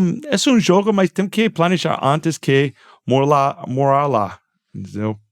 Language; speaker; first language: Portuguese; non-native, fluent; English